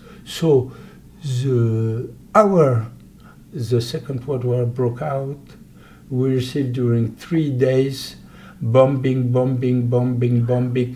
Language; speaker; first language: English; non-native, fluent; Polish